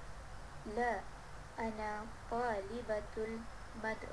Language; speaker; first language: Arabic; non-native, learner; Malay